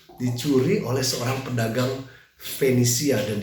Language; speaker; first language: Indonesian; native; Indonesian